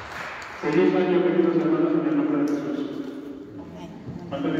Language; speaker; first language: Spanish; native; Spanish